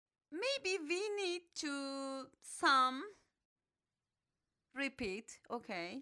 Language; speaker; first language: English; non-native, fluent; Turkish